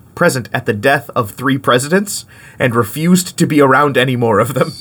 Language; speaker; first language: English; native; English